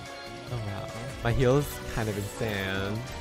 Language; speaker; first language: English; native; English